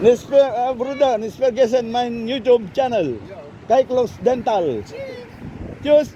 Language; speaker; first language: German; non-native, learner; Filipino